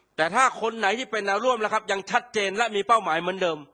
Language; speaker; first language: Thai; native; Thai